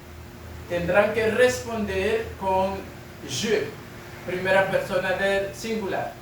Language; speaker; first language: Spanish; non-native, fluent; French